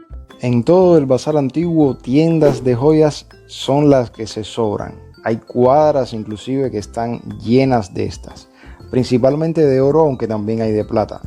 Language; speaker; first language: Spanish; native; Spanish